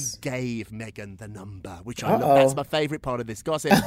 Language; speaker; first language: English; native; English